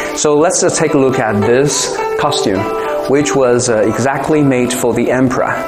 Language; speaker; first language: English; non-native, fluent; Chinese